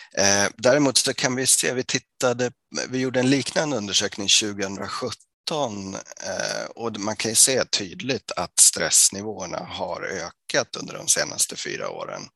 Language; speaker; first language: Swedish; native; Swedish